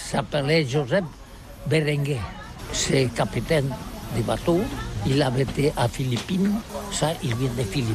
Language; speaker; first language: French; non-native, learner; Catalan